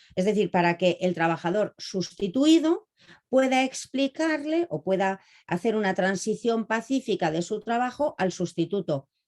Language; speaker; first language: Spanish; native; Spanish